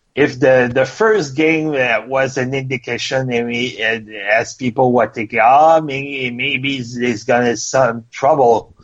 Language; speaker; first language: English; non-native, fluent; French